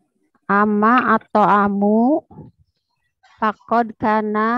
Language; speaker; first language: Arabic; non-native, learner; Indonesian